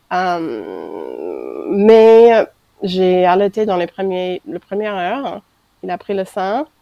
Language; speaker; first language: French; non-native, fluent; English